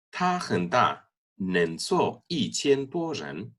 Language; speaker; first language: Chinese; non-native, fluent; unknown